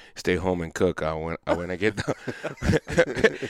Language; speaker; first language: English; non-native, fluent; Papiamento